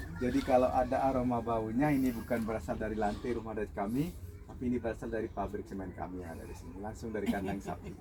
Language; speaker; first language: Indonesian; non-native, local second language; Sasak